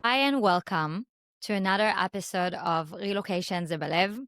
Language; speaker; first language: English; non-native, fluent; Hebrew